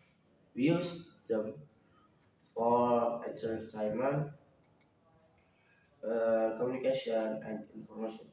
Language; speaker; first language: English; non-native, learner; Indonesian